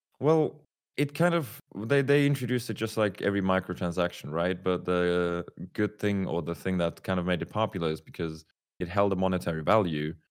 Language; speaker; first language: English; non-native, fluent; German